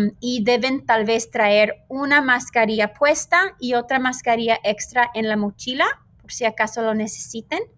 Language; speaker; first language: Spanish; non-native, fluent; English